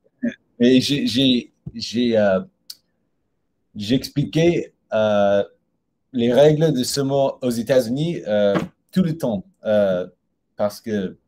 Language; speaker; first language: French; non-native, learner; English